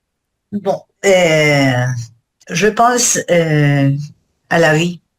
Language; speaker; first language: French; non-native, learner; Spanish